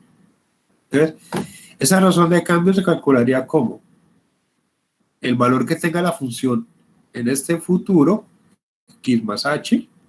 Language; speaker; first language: Spanish; native; Spanish